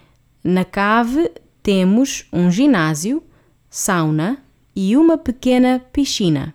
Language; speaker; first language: Portuguese; non-native, fluent; English